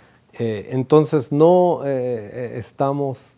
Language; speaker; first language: Spanish; non-native, fluent; Hebrew